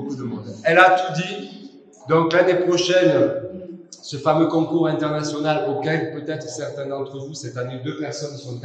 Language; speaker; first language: French; native; French